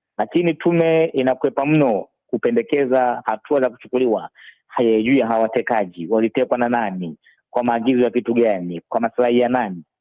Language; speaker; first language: Swahili; native; Swahili